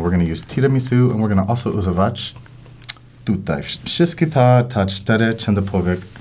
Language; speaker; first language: Polish; non-native, learner; English